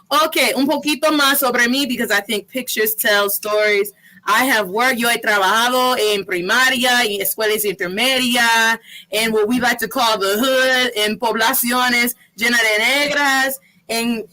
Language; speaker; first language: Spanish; non-native, fluent; English